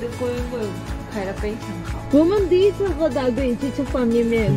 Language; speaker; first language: Chinese; non-native, learner; Armenian